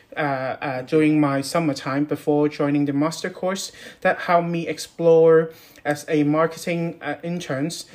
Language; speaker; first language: English; non-native, local second language; Cantonese